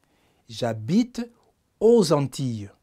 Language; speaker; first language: French; non-native, fluent; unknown